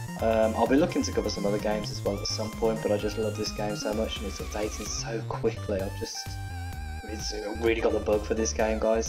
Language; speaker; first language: English; native; English